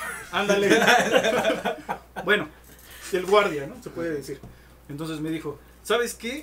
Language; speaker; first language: Spanish; native; Spanish